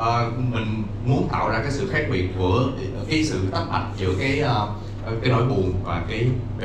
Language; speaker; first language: Vietnamese; native; Vietnamese